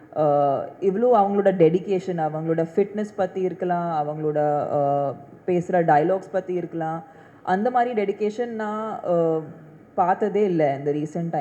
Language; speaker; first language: Tamil; non-native, fluent; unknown